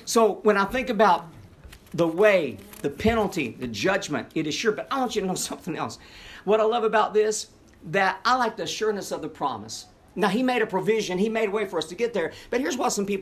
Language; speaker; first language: English; native; English